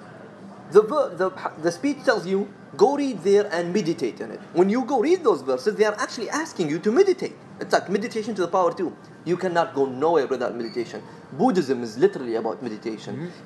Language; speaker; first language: English; non-native, fluent; Arabic